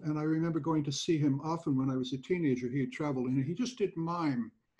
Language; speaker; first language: English; native; English